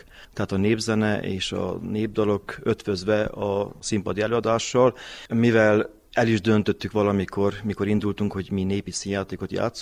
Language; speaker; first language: Hungarian; native; Hungarian